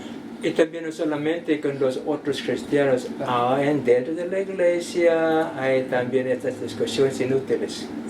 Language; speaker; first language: Spanish; non-native, learner; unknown